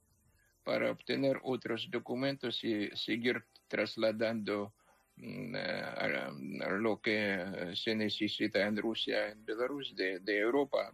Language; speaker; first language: Spanish; non-native, fluent; Ukrainian